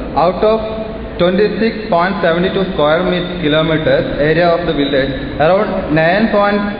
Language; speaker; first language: English; non-native, local second language; Malayalam